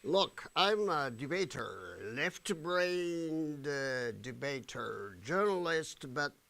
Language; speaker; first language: English; non-native, fluent; Japanese